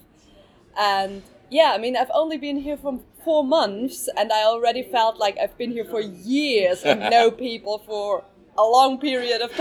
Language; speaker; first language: English; non-native, fluent; German